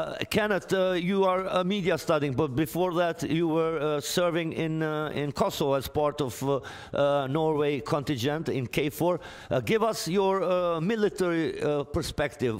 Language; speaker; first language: English; non-native, fluent; Albanian